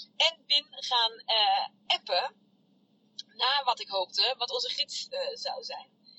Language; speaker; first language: Dutch; native; Dutch